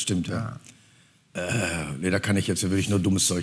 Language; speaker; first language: German; native; German